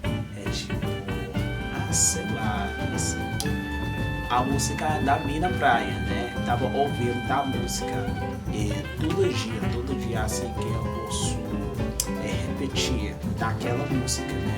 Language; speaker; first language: Portuguese; non-native, learner; English